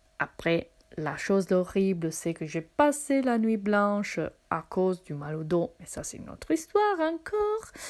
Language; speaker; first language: French; non-native, fluent; Italian